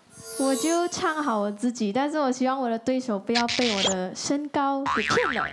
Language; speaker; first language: Chinese; native; Chinese